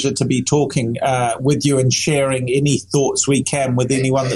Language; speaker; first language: English; native; English